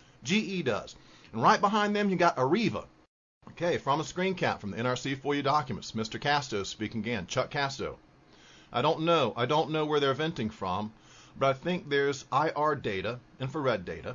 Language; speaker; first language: English; native; English